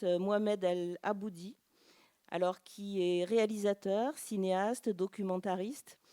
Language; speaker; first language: French; native; French